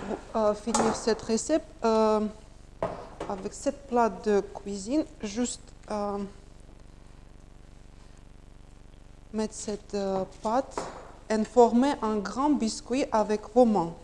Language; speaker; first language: French; non-native, learner; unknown